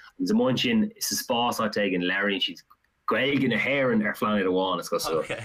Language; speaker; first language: Irish; non-native, local second language; English